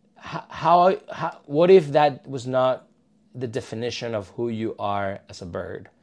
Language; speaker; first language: English; non-native, fluent; Spanish